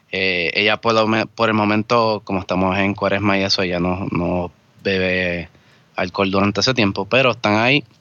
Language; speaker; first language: Spanish; native; Spanish